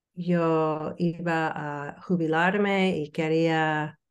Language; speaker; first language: Spanish; non-native, learner; English